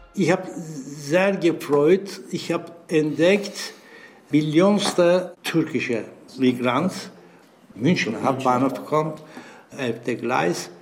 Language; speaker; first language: German; non-native, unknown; Turkish